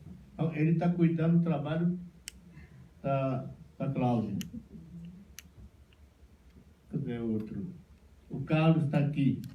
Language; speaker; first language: Portuguese; non-native, local second language; Yanomámi